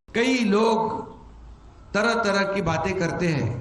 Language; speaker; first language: Hindi; non-native, local second language; Marathi